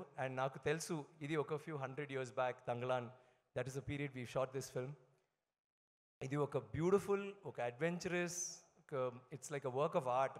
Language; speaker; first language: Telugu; non-native, learner; Tamil